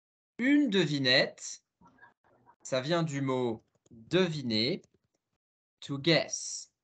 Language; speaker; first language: French; non-native, fluent; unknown